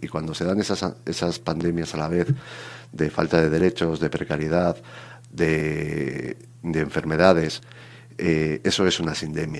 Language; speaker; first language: Spanish; native; Spanish